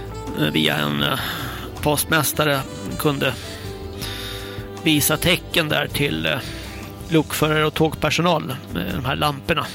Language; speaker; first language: Swedish; native; Swedish